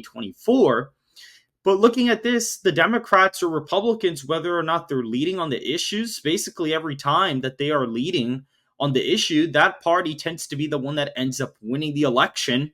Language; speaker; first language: English; native; English